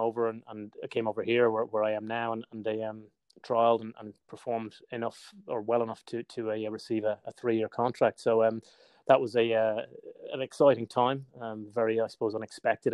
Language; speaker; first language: English; native; English